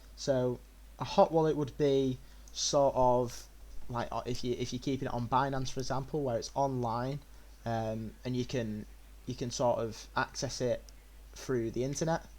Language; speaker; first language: English; native; English